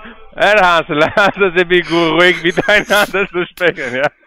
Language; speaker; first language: German; non-native, learner; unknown